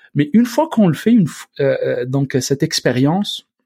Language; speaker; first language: French; non-native, local second language; Arabic